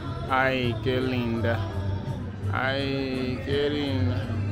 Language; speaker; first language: Spanish; non-native, learner; English